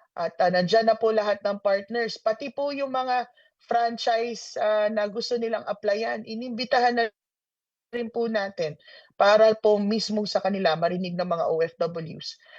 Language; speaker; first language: Filipino; native; Filipino